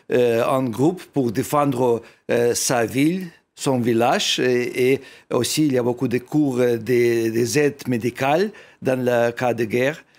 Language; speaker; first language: French; non-native, fluent; Russian